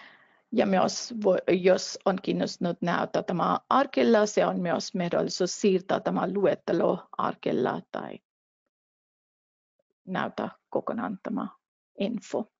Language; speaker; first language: Finnish; non-native, fluent; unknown